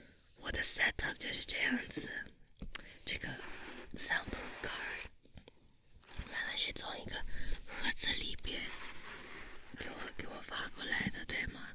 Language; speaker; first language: Chinese; early bilingual, heritage; Chinese